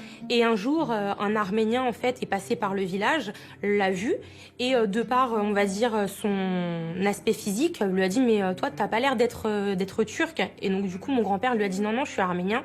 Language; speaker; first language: French; early bilingual, other home language; Armenian